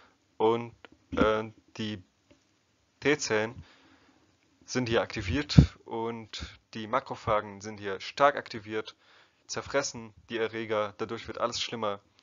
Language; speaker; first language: German; non-native, fluent; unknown